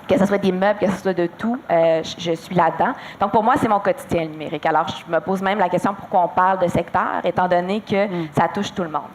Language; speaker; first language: French; native; French